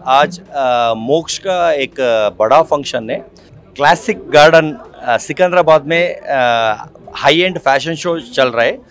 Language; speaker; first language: Hindi; non-native, local second language; Kannada